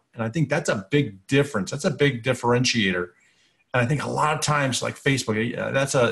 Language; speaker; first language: English; native; English